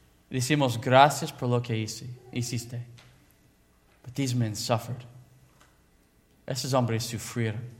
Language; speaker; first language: Spanish; non-native, learner; English